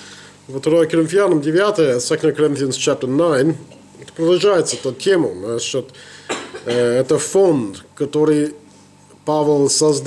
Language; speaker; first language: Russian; non-native, learner; English